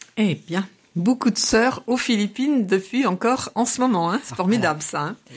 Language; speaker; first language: French; native; French